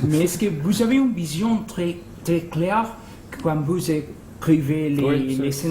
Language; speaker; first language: French; non-native, fluent; Spanish